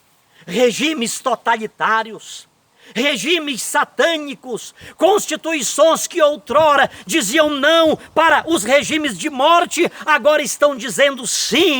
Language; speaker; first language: Portuguese; native; Portuguese